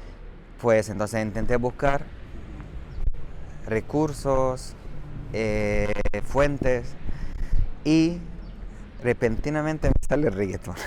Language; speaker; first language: Spanish; non-native, fluent; Arabic